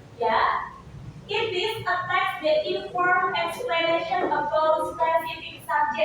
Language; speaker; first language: English; non-native, learner; Indonesian